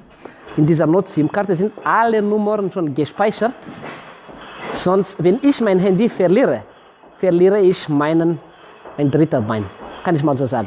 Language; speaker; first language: German; non-native, fluent; Malagasy